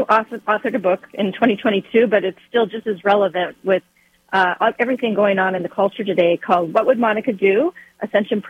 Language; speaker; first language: English; native; English